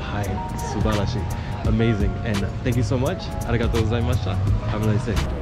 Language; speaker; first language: English; native; English